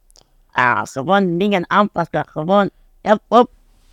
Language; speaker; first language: Dutch; non-native, fluent; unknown